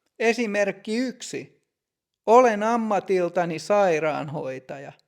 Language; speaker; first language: Finnish; native; Finnish